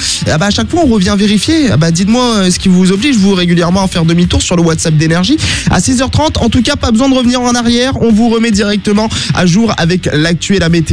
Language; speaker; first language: French; native; French